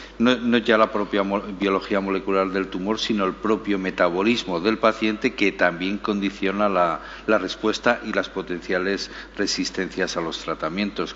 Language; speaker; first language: Spanish; native; Spanish